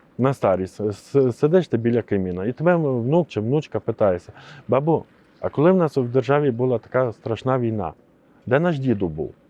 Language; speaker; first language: Ukrainian; native; Ukrainian